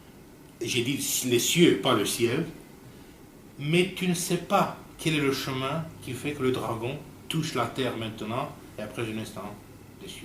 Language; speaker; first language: French; non-native, fluent; Romanian